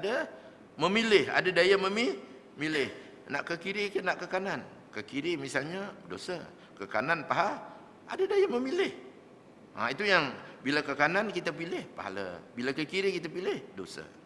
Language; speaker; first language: Malay; native; Malay